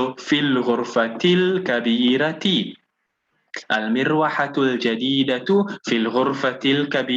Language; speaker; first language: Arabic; non-native, fluent; English